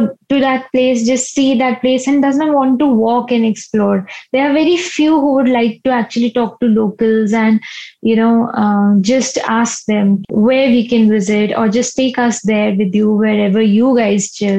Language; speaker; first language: English; non-native, local second language; Hindi